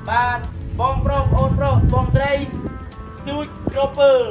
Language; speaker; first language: English; non-native, learner; Khmer